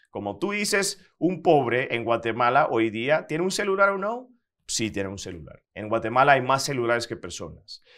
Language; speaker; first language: Spanish; non-native, fluent; Dutch